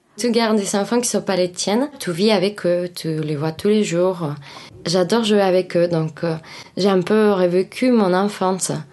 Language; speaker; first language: French; non-native, learner; Spanish